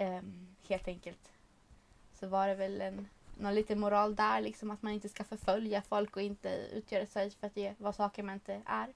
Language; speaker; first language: Swedish; native; Swedish